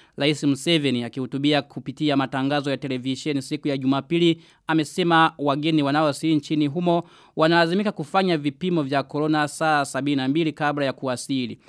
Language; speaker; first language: Swahili; non-native, local second language; Rundi